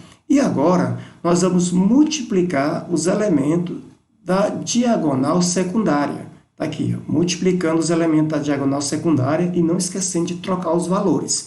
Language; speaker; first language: Portuguese; native; Portuguese